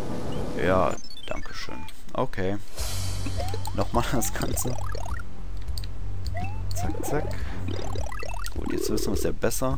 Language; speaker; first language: German; native; German